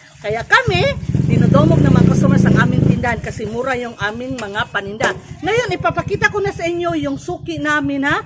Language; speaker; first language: Filipino; non-native, local second language; Cebuano